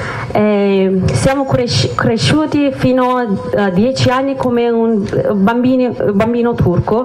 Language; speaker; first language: Italian; non-native, learner; Kurdish